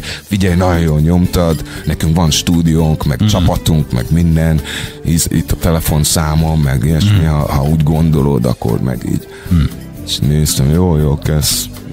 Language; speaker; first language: Hungarian; non-native, fluent; English